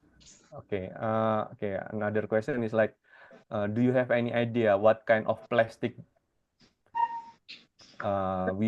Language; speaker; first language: English; non-native, fluent; Indonesian